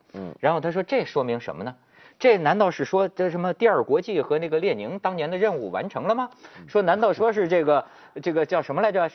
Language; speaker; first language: Chinese; native; Chinese